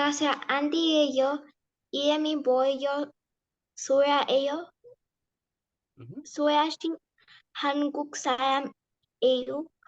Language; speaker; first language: Korean; non-native, learner; Spanish